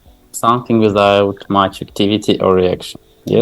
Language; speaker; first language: English; non-native, learner; Tajik